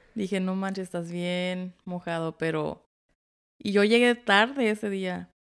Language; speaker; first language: Spanish; early bilingual, heritage; Spanish